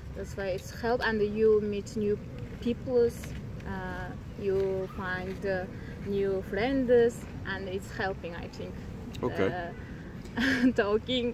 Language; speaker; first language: English; non-native, learner; Turkmen